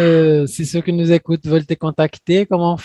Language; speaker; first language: French; non-native, fluent; Portuguese